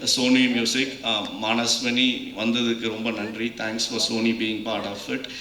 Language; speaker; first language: English; non-native, local second language; Tamil